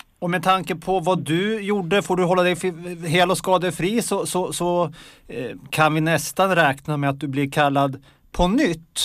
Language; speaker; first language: Swedish; native; Swedish